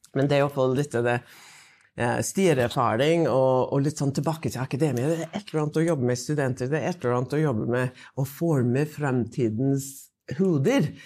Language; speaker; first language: Norwegian; non-native, fluent; English